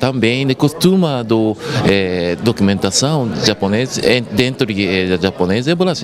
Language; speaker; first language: Portuguese; non-native, learner; Japanese